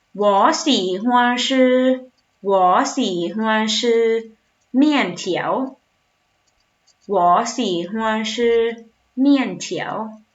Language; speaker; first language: Chinese; non-native, learner; Thai